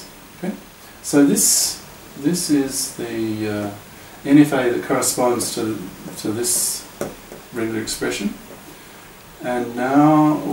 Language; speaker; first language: English; native; English